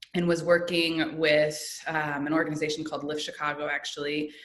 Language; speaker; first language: English; native; English